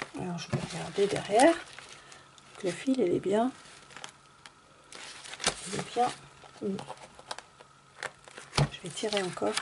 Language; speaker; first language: French; native; French